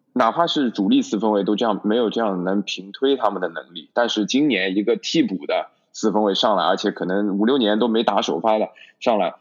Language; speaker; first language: Chinese; native; Chinese